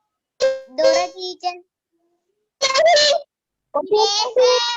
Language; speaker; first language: English; non-native, learner; Sinhala